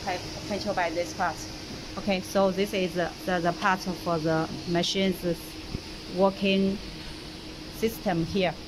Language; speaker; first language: English; non-native, learner; Chinese